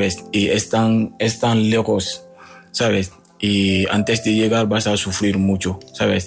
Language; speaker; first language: Spanish; non-native, learner; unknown